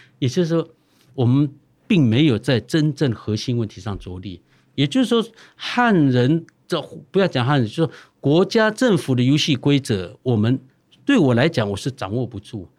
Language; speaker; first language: Chinese; non-native, local second language; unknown